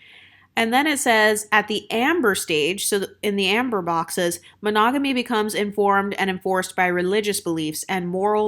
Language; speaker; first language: English; native; English